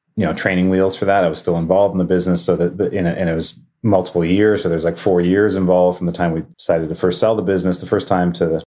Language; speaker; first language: English; native; English